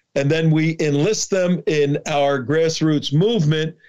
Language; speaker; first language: English; native; English